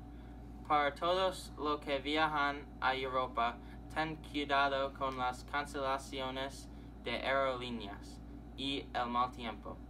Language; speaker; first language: Spanish; non-native, learner; English